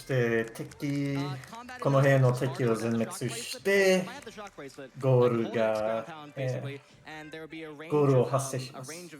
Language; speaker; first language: Japanese; non-native, learner; English